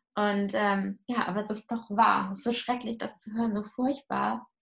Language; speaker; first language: German; native; German